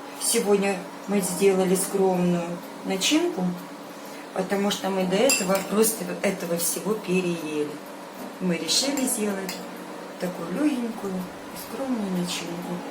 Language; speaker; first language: Russian; non-native, local second language; Ukrainian